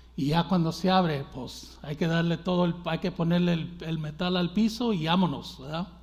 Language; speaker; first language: Spanish; early bilingual, heritage; Spanish